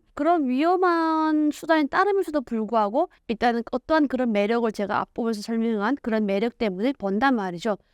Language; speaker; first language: Korean; native; Korean